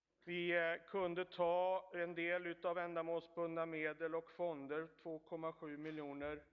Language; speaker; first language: Swedish; native; Swedish